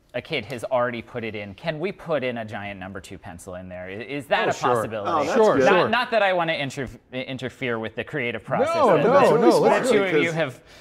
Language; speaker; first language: English; native; English